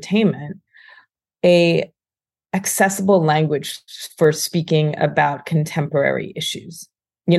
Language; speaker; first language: English; native; English